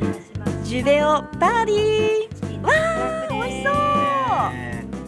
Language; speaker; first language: Japanese; native; Japanese